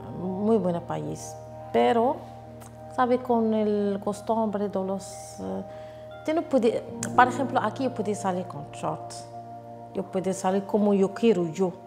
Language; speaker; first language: Spanish; non-native, learner; Arabic